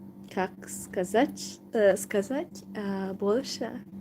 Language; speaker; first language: Russian; non-native, learner; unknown